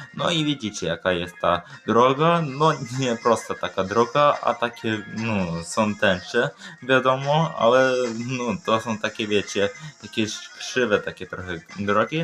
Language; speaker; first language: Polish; early bilingual, other home language; Ukrainian